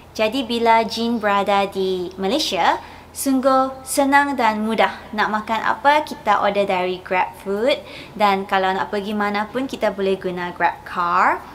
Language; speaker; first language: Malay; native; Malay